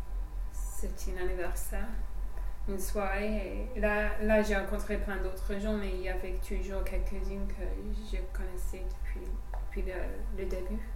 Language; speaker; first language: French; non-native, fluent; English